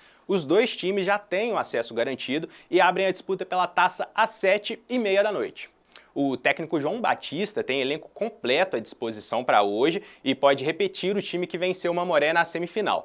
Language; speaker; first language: Portuguese; native; Portuguese